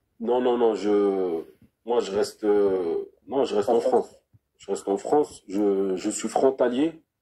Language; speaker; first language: French; early bilingual, other home language; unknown